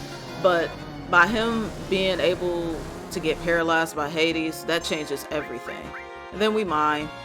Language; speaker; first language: English; native; English